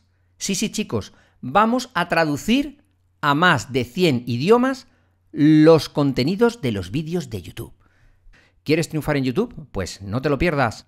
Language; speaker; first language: Spanish; native; Spanish